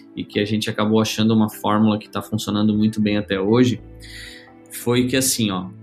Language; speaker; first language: Portuguese; native; Portuguese